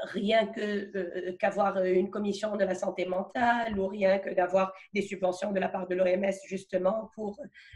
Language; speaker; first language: French; non-native, local second language; Arabic